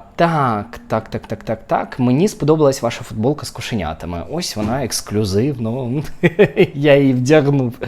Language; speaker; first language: Ukrainian; native; Ukrainian